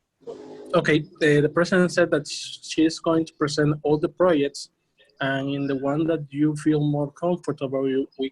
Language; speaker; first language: English; non-native, learner; Spanish